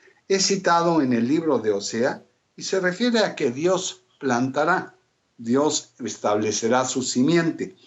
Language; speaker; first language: Spanish; native; Spanish